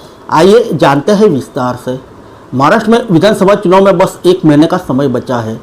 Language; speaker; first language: Hindi; native; Hindi